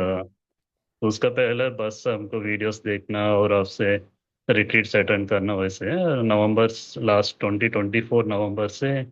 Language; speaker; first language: Hindi; non-native, local second language; Telugu